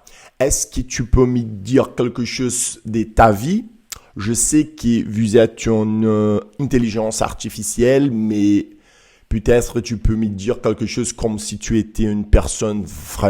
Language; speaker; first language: French; non-native, learner; Portuguese